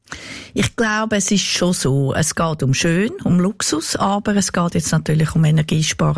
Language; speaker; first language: German; native; German